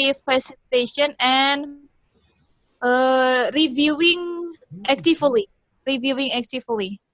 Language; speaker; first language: English; non-native, learner; Indonesian